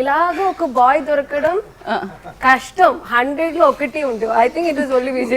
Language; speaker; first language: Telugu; non-native, learner; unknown